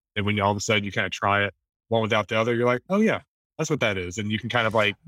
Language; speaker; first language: English; native; English